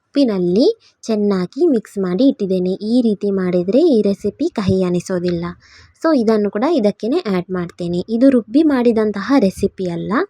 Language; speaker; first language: Kannada; non-native, local second language; Tulu